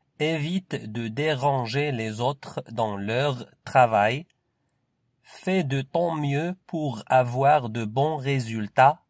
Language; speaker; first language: French; non-native, local second language; Arabic